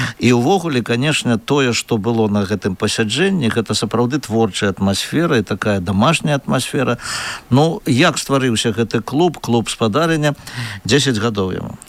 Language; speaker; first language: Belarusian; native; Belarusian